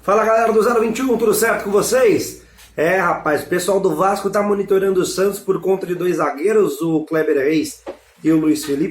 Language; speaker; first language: Portuguese; native; Portuguese